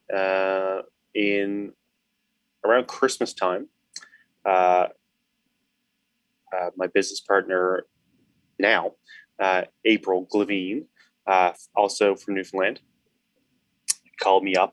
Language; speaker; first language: English; native; English